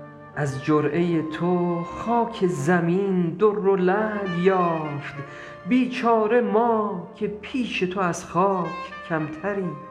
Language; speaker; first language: Persian; native; Persian